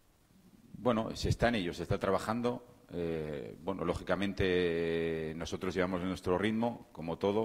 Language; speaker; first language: Spanish; native; Spanish